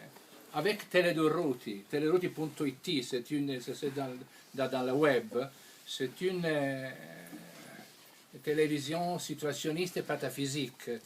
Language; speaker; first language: French; non-native, fluent; Italian